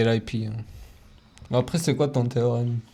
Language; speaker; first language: French; non-native, fluent; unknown